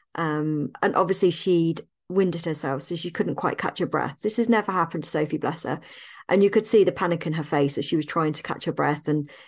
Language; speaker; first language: English; native; English